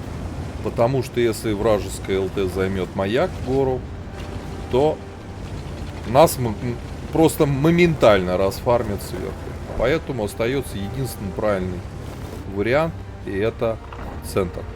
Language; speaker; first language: Russian; native; Russian